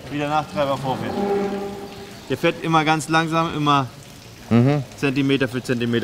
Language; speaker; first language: German; native; German